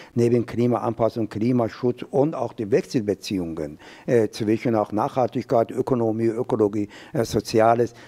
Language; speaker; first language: German; non-native, fluent; Persian